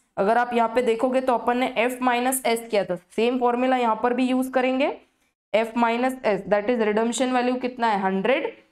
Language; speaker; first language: Hindi; native; Hindi